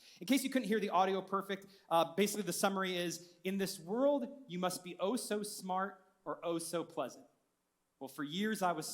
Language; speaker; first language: English; native; English